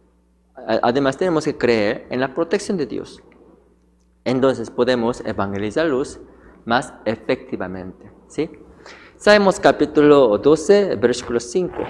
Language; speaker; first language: Spanish; non-native, learner; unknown